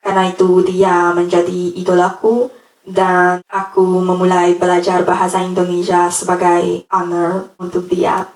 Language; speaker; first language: Indonesian; non-native, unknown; Hungarian